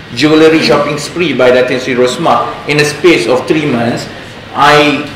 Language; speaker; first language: English; non-native, local second language; Malay